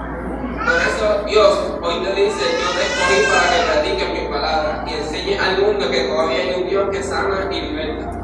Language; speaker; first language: Spanish; native; Spanish